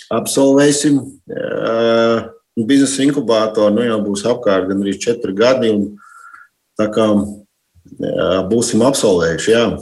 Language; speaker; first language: Latvian; native; Latvian